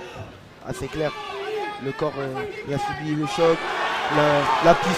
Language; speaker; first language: French; native; French